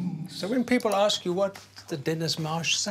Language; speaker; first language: English; native; English